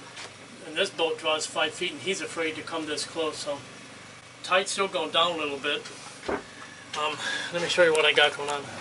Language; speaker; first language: English; native; English